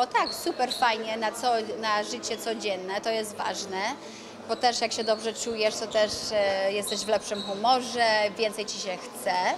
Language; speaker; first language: Polish; early bilingual, other home language; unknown